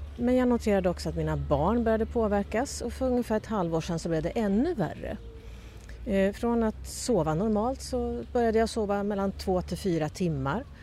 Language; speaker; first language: Swedish; native; Swedish